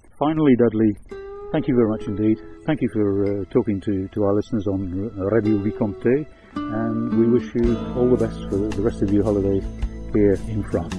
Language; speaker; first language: English; native; English